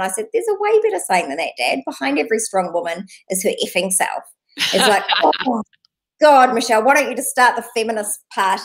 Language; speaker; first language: English; native; English